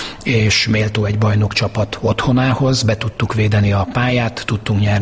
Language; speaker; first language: Hungarian; native; Hungarian